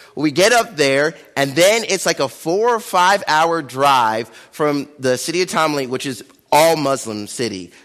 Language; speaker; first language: English; early bilingual, other home language; Akan